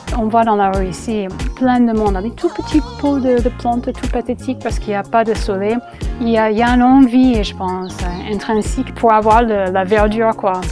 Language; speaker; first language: French; non-native, fluent; English